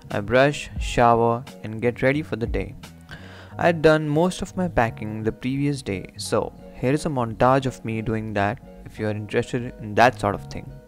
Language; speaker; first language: English; non-native, local second language; Hindi